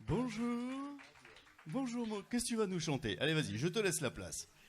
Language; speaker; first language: French; native; French